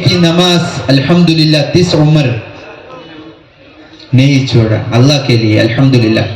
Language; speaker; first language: Hindi; non-native, local second language; Malayalam